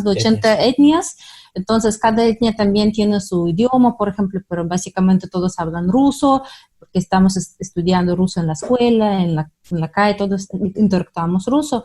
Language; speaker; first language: Spanish; non-native, fluent; Russian